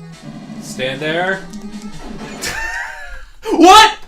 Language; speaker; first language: English; native; English